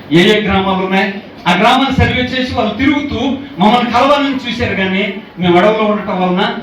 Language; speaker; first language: Telugu; non-native, local second language; Koya